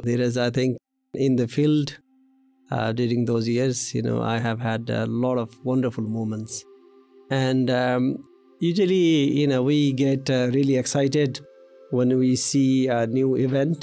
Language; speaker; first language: English; non-native, local second language; Nepali